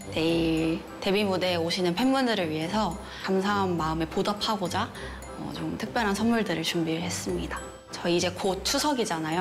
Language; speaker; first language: Korean; non-native, fluent; Chinese